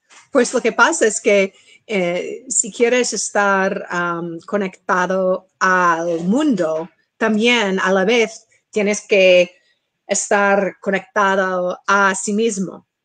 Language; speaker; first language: Spanish; non-native, fluent; English